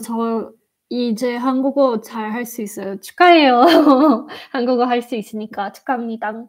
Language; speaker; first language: Korean; non-native, fluent; Afrikaans